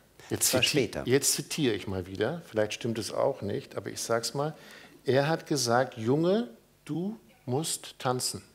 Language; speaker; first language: German; native; German